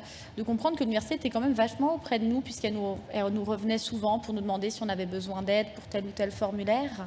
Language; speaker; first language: French; native; French